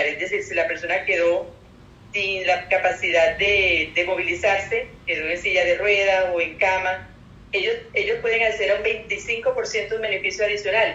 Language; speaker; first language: Spanish; native; Spanish